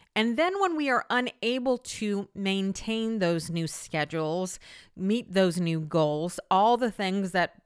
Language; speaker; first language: English; native; English